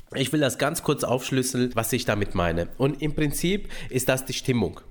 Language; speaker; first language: German; early bilingual, other home language; Romanian